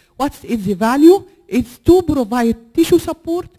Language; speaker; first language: English; non-native, fluent; Arabic